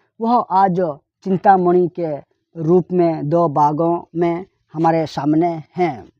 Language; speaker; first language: Hindi; non-native, local second language; Telugu